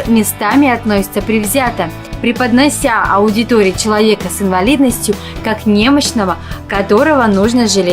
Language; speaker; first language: Russian; native; Russian